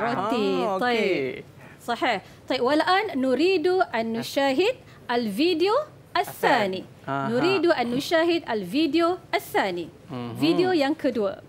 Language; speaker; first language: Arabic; non-native, fluent; Malay